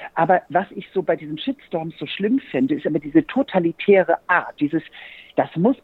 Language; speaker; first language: German; native; German